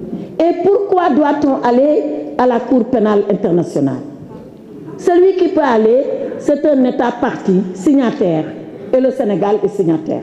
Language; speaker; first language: French; non-native, local second language; Wolof